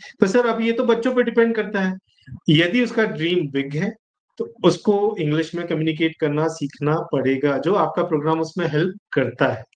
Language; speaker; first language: Hindi; native; Hindi